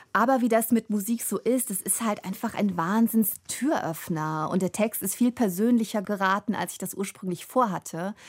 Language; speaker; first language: German; native; German